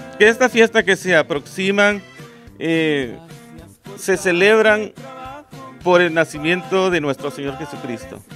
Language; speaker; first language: Spanish; native; Spanish